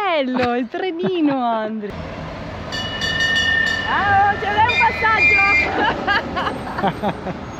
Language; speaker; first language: Italian; native; Italian